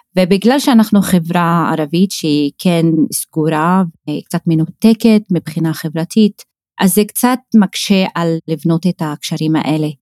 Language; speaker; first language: Hebrew; non-native, local second language; Arabic